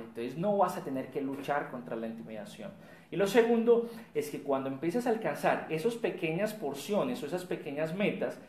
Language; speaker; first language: Spanish; native; Spanish